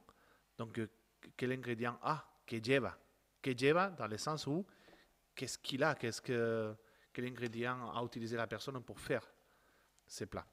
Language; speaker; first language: French; non-native, fluent; Spanish